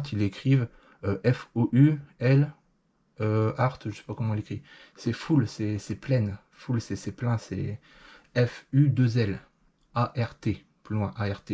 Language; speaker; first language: French; native; French